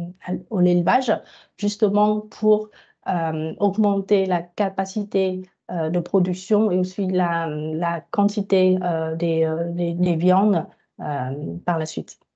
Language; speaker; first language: French; non-native, fluent; Vietnamese